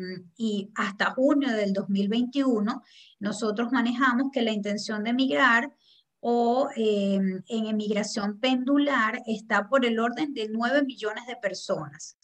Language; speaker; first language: Spanish; native; Spanish